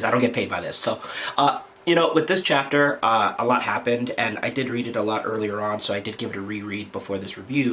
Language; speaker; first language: English; native; English